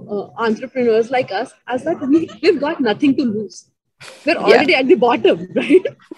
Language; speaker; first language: English; non-native, local second language; Marathi